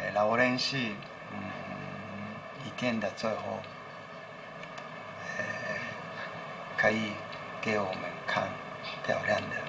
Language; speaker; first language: Chinese; non-native, learner; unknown